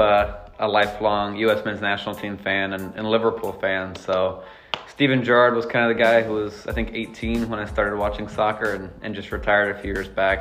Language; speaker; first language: English; native; English